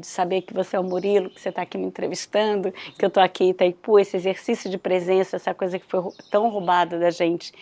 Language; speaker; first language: Portuguese; native; Portuguese